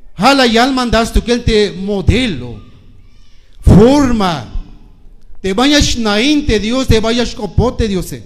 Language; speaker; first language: Spanish; non-native, local second language; Tzeltal